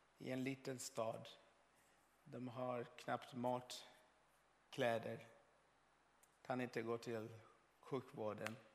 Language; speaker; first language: Swedish; non-native, fluent; Swahili